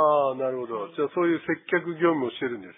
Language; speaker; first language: Japanese; native; Japanese